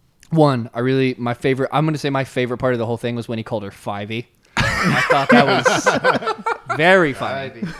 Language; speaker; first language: English; native; English